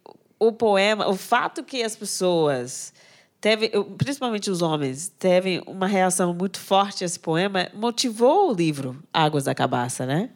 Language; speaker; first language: Portuguese; non-native, fluent; English